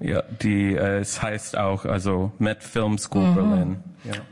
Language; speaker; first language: German; non-native, learner; English